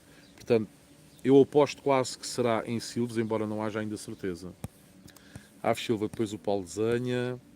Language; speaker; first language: Portuguese; native; Portuguese